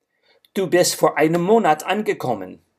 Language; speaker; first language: German; non-native, fluent; English